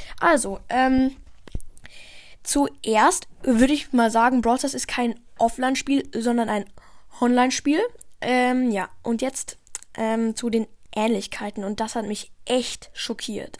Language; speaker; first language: German; native; German